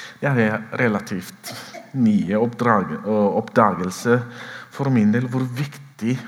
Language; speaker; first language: Norwegian; non-native, fluent; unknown